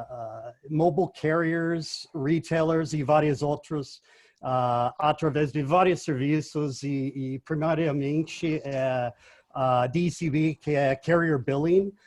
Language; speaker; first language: Portuguese; non-native, fluent; English